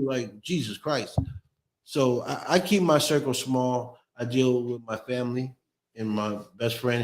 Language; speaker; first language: English; native; English